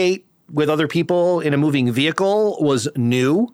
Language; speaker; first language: English; native; English